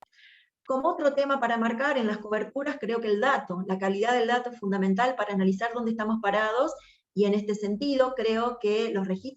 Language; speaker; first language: Spanish; native; Spanish